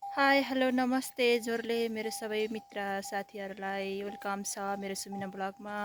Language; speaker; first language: Nepali; non-native, local second language; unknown